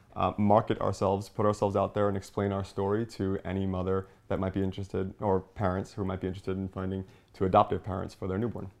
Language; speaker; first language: English; native; English